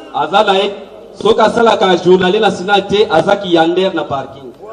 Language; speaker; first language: Lingala; non-native, local second language; Kongo